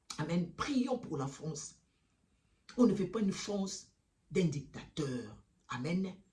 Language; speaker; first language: French; early bilingual, other home language; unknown